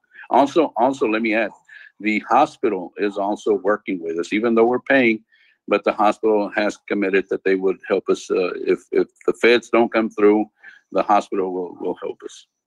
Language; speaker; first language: English; early bilingual, other home language; Spanish